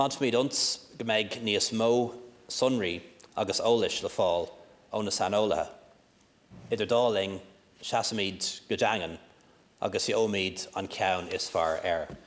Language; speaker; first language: Irish; non-native, local second language; English